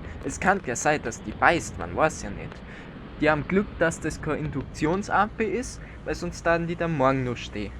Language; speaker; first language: German; native; German